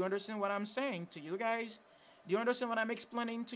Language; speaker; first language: English; non-native, fluent; Haitian Creole